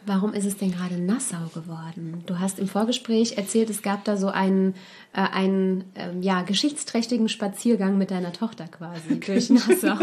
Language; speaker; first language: German; native; German